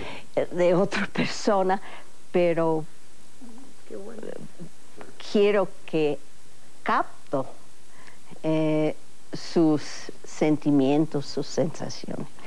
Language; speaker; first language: Spanish; non-native, fluent; English